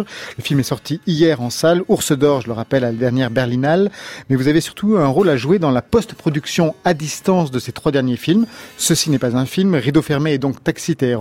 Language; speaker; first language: French; native; French